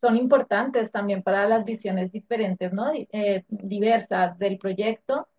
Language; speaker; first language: Spanish; native; Spanish